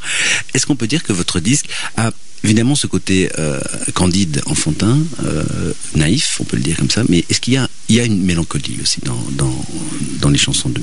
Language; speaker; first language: French; native; French